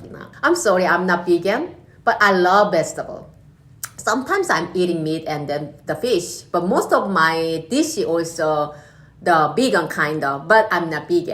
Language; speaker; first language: English; non-native, learner; Korean